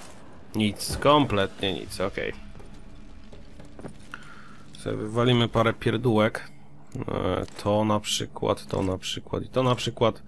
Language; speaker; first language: Polish; native; Polish